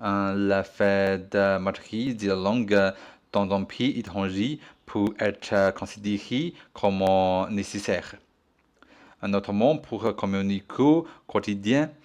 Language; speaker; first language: French; non-native, learner; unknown